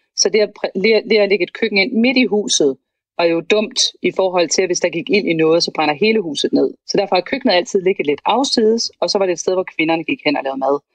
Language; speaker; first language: Danish; native; Danish